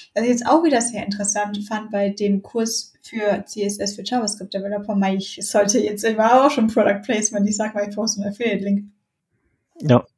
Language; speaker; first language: German; native; German